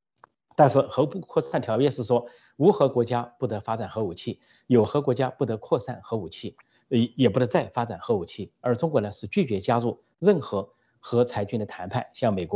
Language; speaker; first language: Chinese; native; Chinese